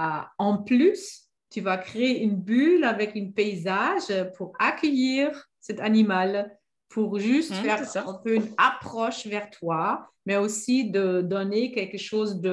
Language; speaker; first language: French; non-native, fluent; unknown